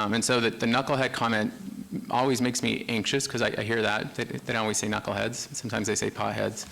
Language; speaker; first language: English; native; English